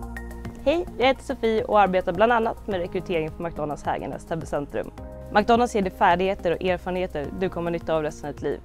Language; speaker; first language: Swedish; native; Swedish